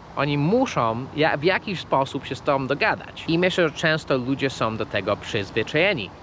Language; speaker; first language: Polish; non-native, fluent; English